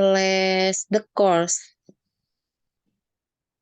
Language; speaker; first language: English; non-native, learner; Indonesian